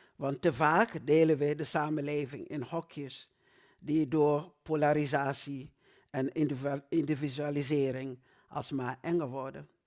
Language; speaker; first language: Dutch; non-native, fluent; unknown